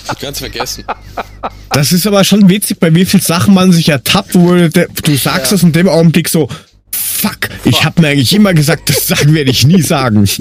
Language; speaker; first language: German; native; German